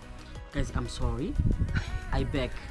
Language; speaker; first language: English; non-native, local second language; Swahili